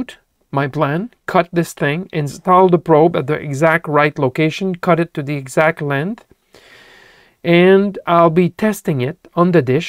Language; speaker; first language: English; non-native, local second language; French